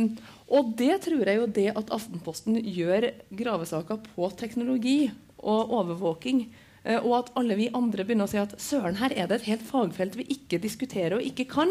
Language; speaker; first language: Norwegian; native; Norwegian